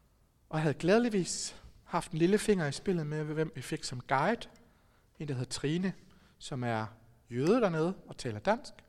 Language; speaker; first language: Danish; native; Danish